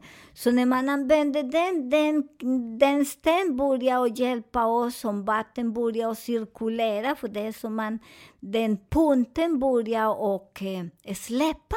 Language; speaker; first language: Swedish; non-native, fluent; Spanish